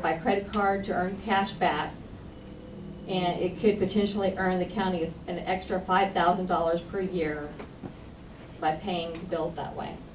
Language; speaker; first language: English; native; English